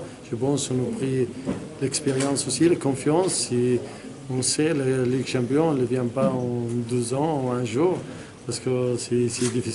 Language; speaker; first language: French; non-native, fluent; Arabic